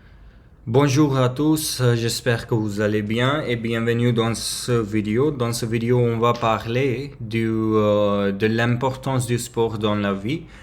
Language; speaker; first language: French; non-native, learner; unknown